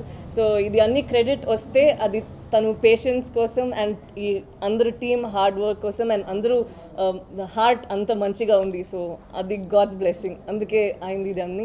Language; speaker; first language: Telugu; non-native, learner; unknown